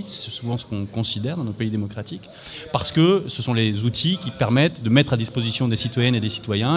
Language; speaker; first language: French; native; French